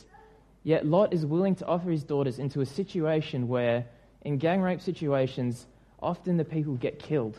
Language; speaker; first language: English; native; English